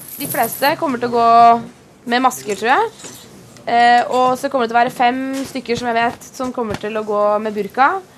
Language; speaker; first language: Norwegian; native; Norwegian